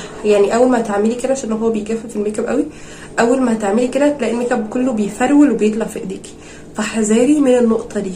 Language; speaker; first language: Arabic; native; Arabic